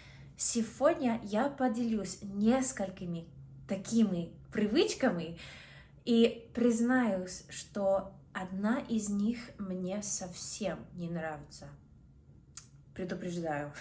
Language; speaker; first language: Russian; non-native, fluent; English